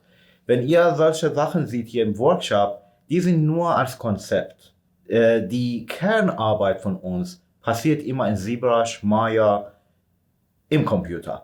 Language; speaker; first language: German; non-native, fluent; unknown